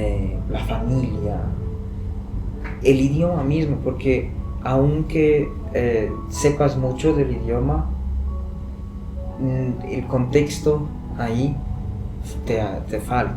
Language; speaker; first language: Spanish; non-native, fluent; Persian